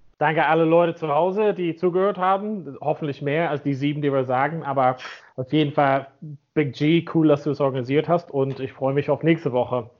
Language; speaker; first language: German; non-native, fluent; English